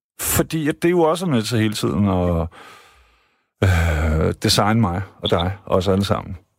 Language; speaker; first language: Danish; native; Danish